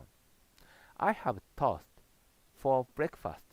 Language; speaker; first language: English; non-native, learner; Japanese